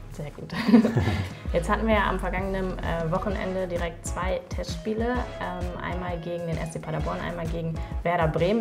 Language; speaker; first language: German; native; German